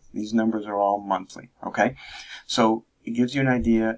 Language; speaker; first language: English; native; English